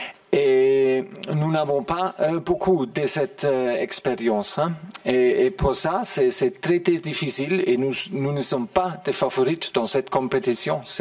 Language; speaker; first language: French; non-native, fluent; German